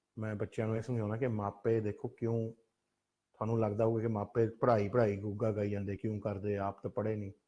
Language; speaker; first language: Punjabi; early bilingual, heritage; Punjabi